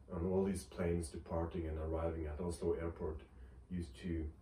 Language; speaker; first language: English; non-native, fluent; Norwegian